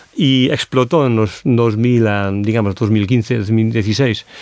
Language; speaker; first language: Spanish; non-native, fluent; English